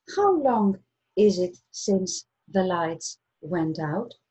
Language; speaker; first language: English; non-native, fluent; Greek